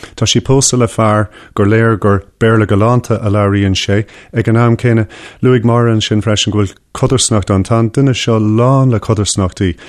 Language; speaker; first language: Irish; non-native, local second language; English